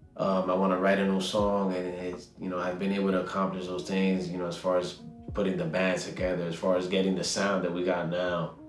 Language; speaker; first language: English; early bilingual, other home language; Spanish